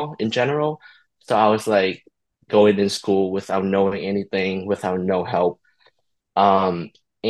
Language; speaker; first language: English; early bilingual, other home language; Vietnamese